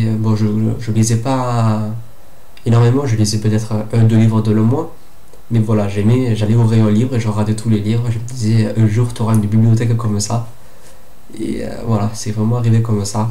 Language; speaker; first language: French; native; French